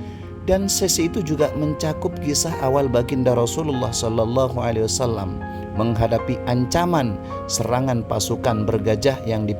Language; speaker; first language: Indonesian; native; Indonesian